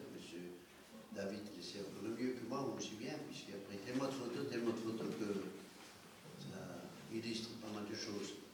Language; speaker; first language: French; non-native, fluent; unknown